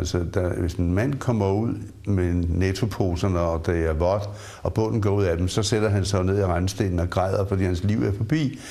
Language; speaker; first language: Danish; native; Danish